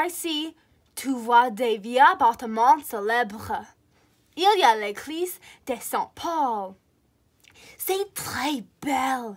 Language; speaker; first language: French; non-native, learner; English